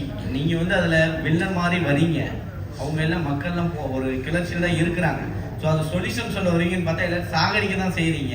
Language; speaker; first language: Tamil; native; Tamil